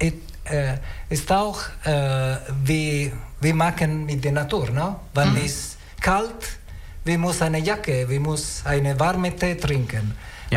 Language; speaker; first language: German; non-native, learner; Italian